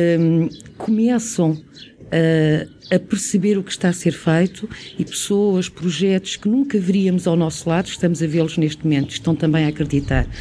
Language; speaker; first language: Portuguese; native; Portuguese